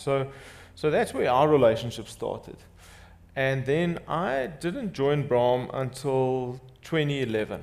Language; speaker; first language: English; non-native, local second language; Afrikaans